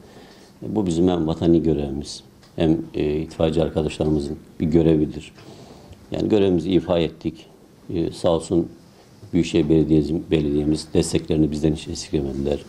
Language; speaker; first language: Turkish; native; Turkish